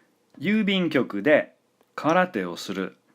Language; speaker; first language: Japanese; non-native, fluent; English